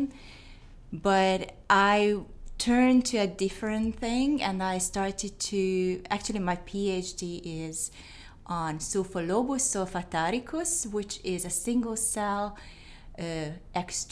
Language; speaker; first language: English; non-native, fluent; Hungarian